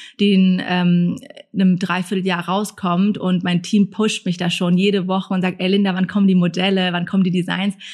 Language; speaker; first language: German; early bilingual, other home language; Thai